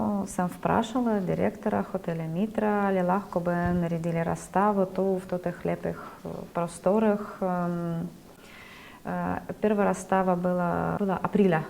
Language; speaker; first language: Slovenian; non-native, learner; Russian